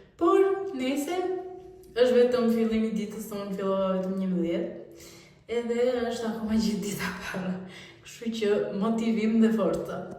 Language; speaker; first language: Albanian; early bilingual, heritage; Albanian